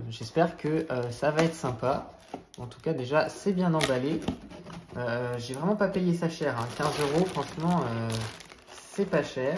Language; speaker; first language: French; native; French